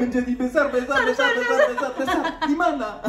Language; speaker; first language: Indonesian; non-native, fluent; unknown